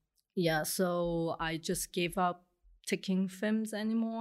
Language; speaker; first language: English; non-native, local second language; Cantonese